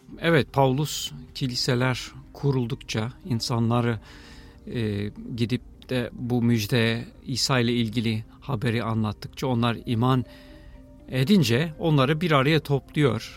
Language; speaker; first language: Turkish; non-native, fluent; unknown